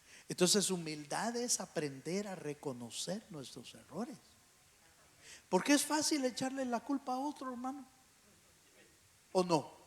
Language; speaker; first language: Spanish; native; Spanish